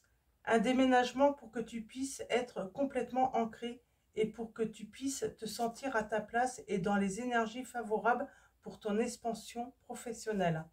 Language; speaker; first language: French; native; French